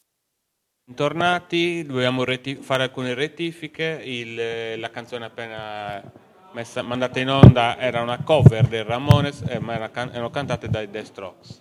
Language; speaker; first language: Italian; native; Italian